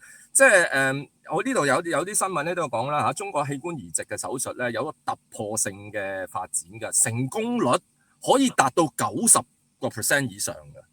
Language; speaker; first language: Cantonese; native; Cantonese